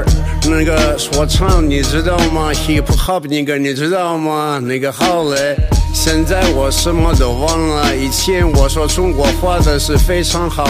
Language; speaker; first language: Chinese; non-native, learner; Russian